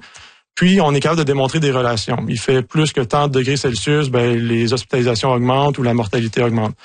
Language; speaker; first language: French; native; French